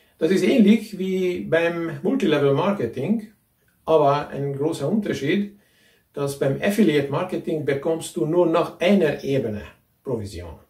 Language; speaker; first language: German; non-native, fluent; Hungarian